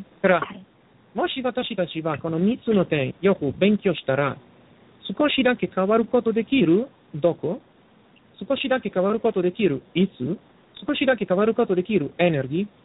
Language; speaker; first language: Japanese; non-native, learner; Italian